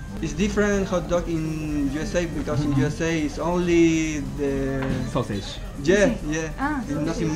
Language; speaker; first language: English; non-native, learner; Spanish